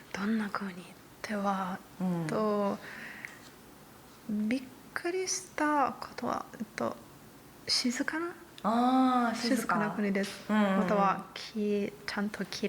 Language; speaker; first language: Japanese; non-native, learner; Italian